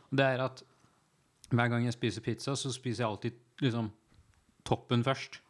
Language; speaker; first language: Norwegian; native; Norwegian